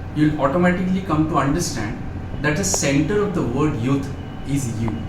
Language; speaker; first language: English; non-native, local second language; Hindi